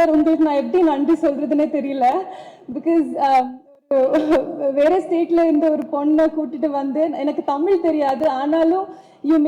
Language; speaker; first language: Tamil; non-native, local second language; Telugu